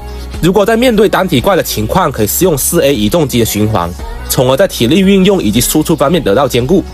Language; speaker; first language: Chinese; native; Chinese